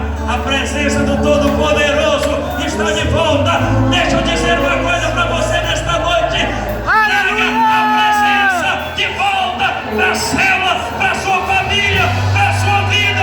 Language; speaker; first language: Portuguese; native; Portuguese